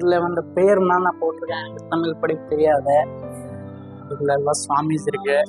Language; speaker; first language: Tamil; non-native, learner; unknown